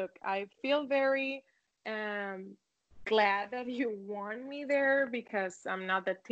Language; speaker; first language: English; non-native, fluent; Spanish